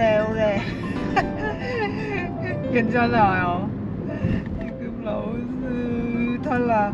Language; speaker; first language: Korean; non-native, learner; Lao